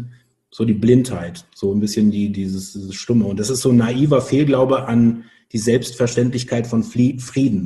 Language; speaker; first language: German; native; German